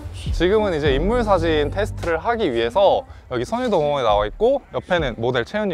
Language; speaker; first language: Korean; native; Korean